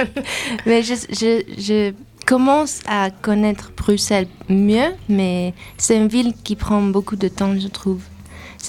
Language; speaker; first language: French; non-native, fluent; English